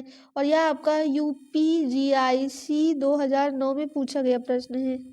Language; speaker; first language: Hindi; native; Hindi